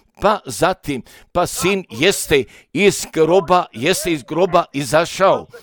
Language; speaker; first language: Croatian; early bilingual, heritage; Croatian